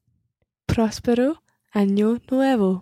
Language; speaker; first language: Spanish; non-native, learner; English